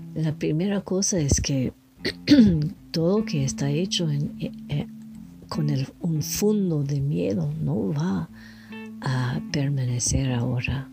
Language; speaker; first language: Spanish; non-native, learner; French